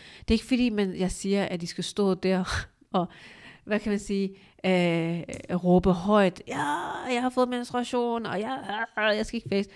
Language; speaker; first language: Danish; early bilingual, other home language; Urdu